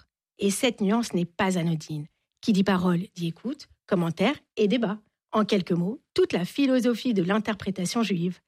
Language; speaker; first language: French; native; French